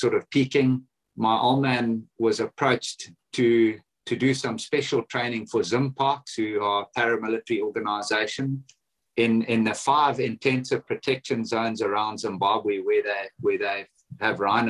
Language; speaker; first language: English; native; English